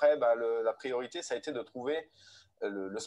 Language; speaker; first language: French; native; French